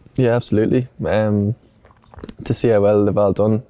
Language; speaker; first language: English; native; English